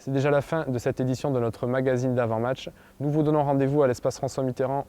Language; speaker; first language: French; native; French